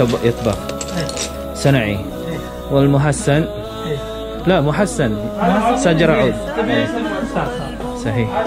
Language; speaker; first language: Arabic; non-native, learner; Filipino